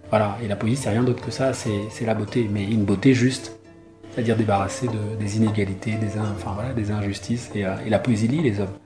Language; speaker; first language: French; non-native, local second language; Duala